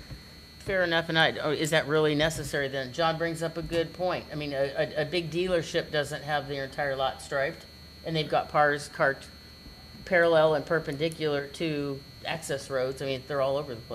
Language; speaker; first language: English; native; English